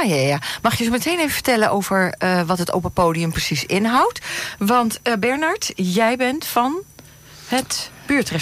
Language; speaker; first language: Dutch; native; Dutch